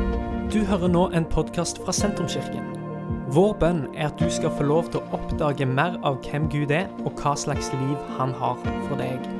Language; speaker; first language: Norwegian; native; Norwegian